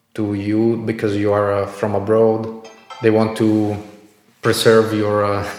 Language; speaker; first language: English; non-native, fluent; Italian